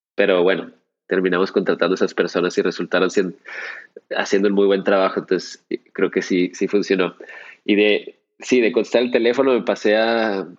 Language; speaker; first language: Spanish; native; Spanish